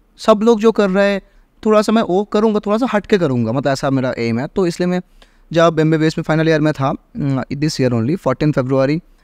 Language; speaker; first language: Hindi; native; Hindi